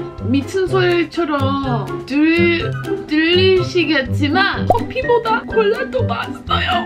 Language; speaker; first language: Korean; non-native, fluent; English